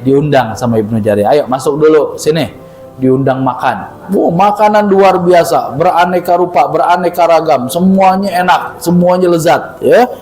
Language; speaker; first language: Indonesian; native; Indonesian